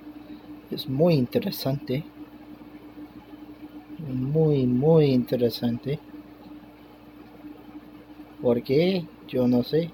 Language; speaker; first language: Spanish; non-native, learner; English